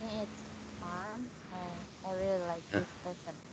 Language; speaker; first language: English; non-native, learner; Indonesian